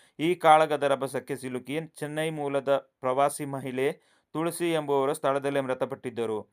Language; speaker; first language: Kannada; non-native, local second language; Kodava